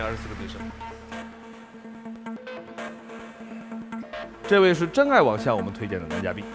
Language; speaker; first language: Chinese; native; Chinese